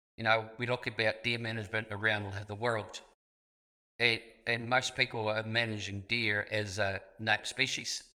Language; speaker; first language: English; native; English